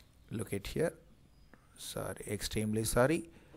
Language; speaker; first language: English; non-native, local second language; Telugu